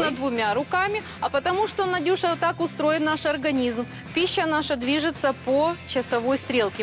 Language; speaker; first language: Russian; native; Russian